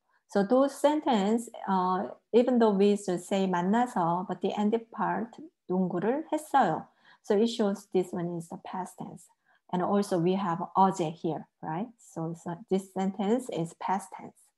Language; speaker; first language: English; non-native, fluent; Korean